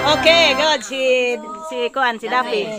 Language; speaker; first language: Cebuano; native; Cebuano